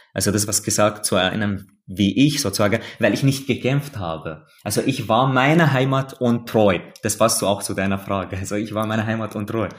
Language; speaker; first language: German; non-native, fluent; Arabic